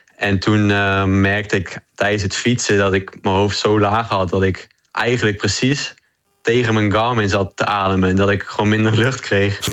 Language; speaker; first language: Dutch; native; Dutch